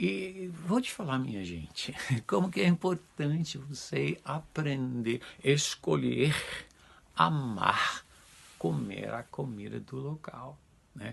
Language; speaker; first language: Portuguese; non-native, fluent; Dutch